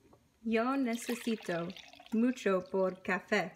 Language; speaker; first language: Spanish; non-native, learner; English